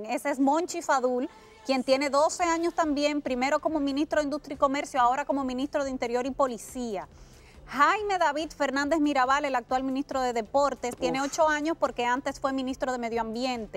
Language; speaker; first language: Spanish; native; Spanish